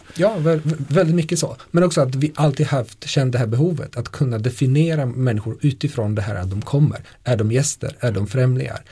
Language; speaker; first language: Swedish; non-native, fluent; Polish